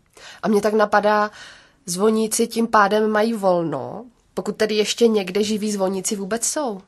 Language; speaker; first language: Czech; native; Czech